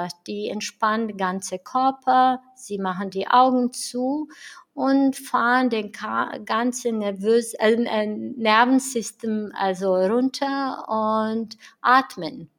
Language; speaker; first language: German; non-native, fluent; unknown